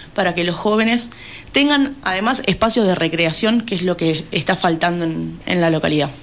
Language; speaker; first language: Spanish; native; Spanish